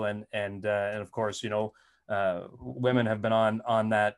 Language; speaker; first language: English; native; English